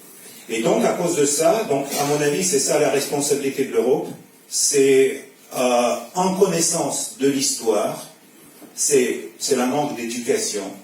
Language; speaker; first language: French; non-native, fluent; Russian